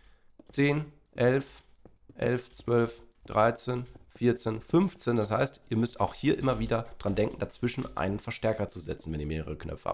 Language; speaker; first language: German; native; German